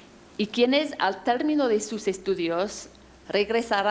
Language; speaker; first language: Spanish; non-native, fluent; English